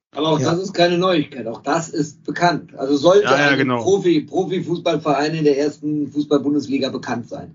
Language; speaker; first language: German; native; German